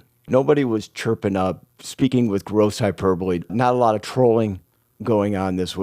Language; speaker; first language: English; native; English